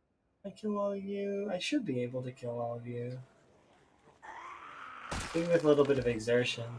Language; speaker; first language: English; native; English